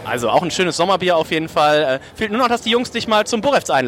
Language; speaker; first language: German; native; German